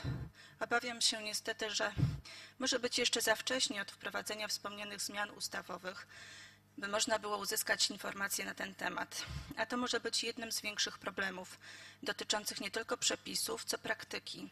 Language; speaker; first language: Polish; native; Polish